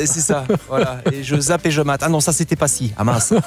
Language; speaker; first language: French; native; French